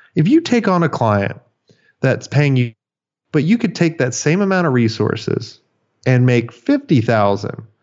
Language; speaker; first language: English; native; English